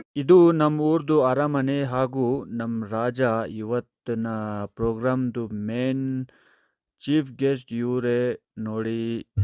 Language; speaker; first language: Kannada; non-native, fluent; Ladakhi